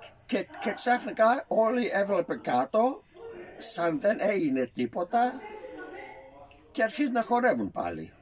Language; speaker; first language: Greek; early bilingual, heritage; Greek